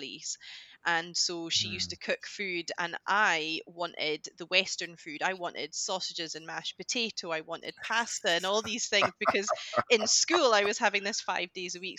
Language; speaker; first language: English; native; English